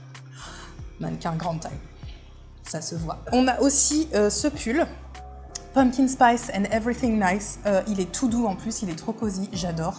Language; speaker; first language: French; native; French